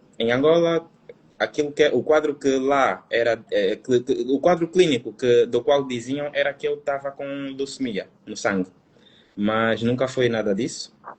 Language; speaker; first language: Portuguese; native; Portuguese